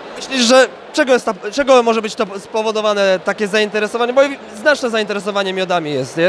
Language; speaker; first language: Polish; native; Polish